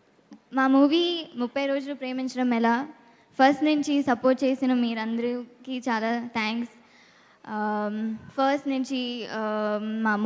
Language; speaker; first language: Telugu; non-native, learner; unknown